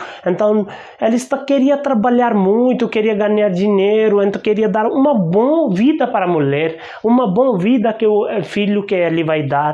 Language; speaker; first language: Portuguese; non-native, learner; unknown